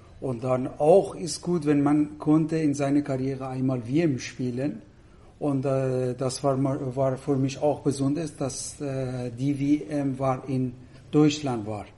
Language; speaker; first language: German; non-native, learner; Persian